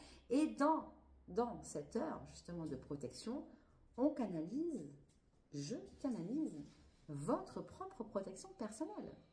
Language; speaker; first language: French; native; French